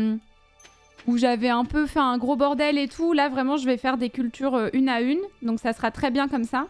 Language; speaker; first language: French; native; French